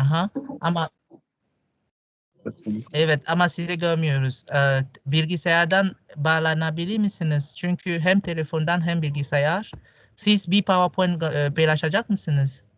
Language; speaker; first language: Turkish; non-native, fluent; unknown